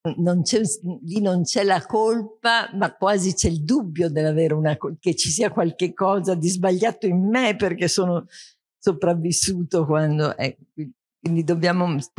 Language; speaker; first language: Italian; native; Italian